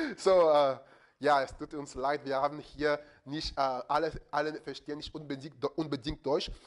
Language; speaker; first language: German; non-native, fluent; French